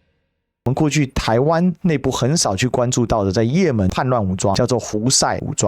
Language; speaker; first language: Chinese; native; Chinese